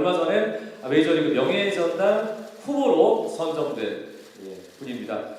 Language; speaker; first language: Korean; native; Korean